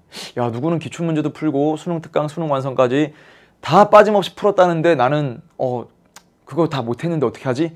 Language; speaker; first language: Korean; native; Korean